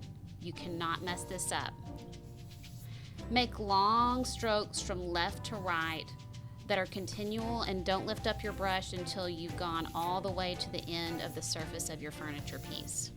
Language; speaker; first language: English; native; English